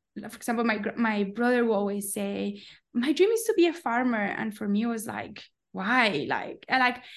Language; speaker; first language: English; non-native, fluent; Spanish